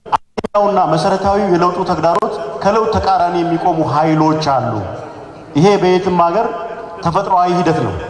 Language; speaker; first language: Amharic; non-native, local second language; Oromo